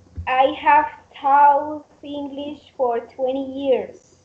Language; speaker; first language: English; non-native, learner; Spanish